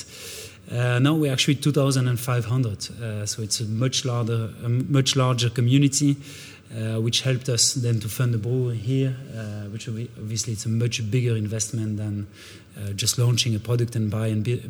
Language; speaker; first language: English; non-native, fluent; French